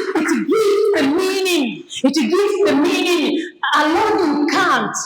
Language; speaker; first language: English; non-native, local second language; Swahili